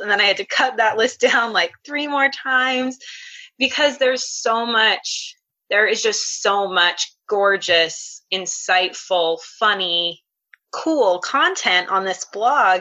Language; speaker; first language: English; native; English